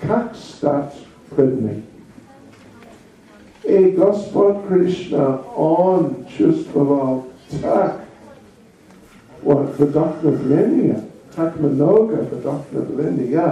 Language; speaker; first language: Russian; non-native, learner; English